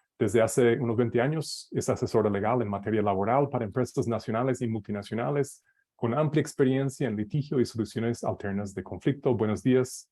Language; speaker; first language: Spanish; non-native, fluent; English